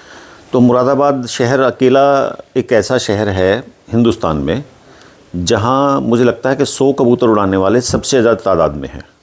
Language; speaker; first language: Hindi; native; Hindi